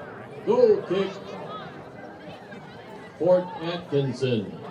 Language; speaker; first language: English; native; English